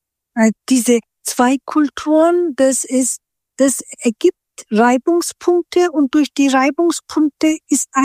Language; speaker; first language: German; early bilingual, other home language; Turkish